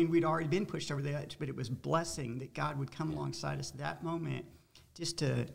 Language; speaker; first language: English; native; English